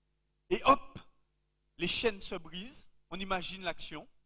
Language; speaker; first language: French; native; French